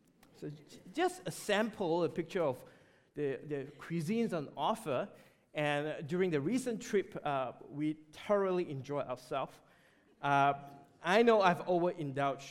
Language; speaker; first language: English; non-native, local second language; Chinese